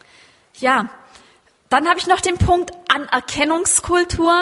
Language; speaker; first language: German; native; German